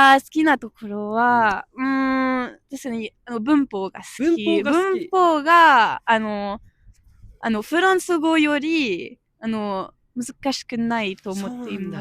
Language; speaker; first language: Japanese; non-native, learner; French